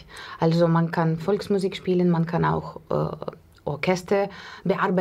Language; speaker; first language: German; non-native, learner; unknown